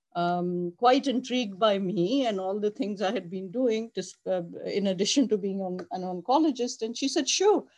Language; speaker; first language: English; non-native, local second language; Urdu